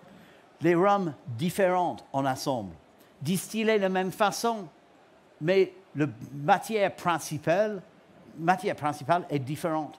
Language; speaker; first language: French; non-native, learner; English